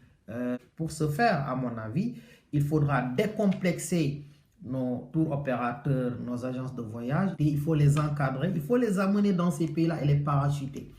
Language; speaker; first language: French; non-native, local second language; Wolof